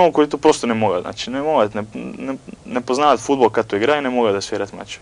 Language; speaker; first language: Bulgarian; non-native, fluent; Croatian